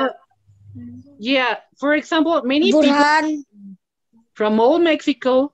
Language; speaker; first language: English; non-native, learner; Spanish